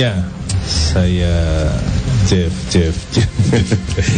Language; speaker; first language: Indonesian; native; Indonesian